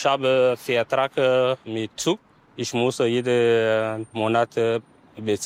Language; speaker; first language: German; non-native, learner; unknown